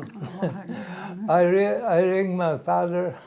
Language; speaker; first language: English; non-native, learner; Swedish